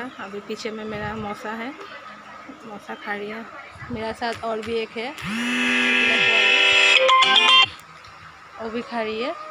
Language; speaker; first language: Hindi; non-native, local second language; Assamese